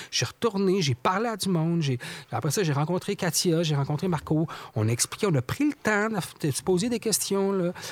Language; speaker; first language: French; native; French